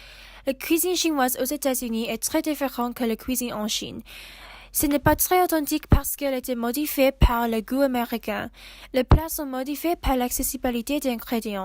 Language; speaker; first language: French; non-native, learner; English